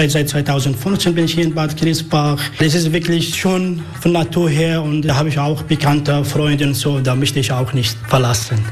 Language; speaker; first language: German; non-native, learner; Arabic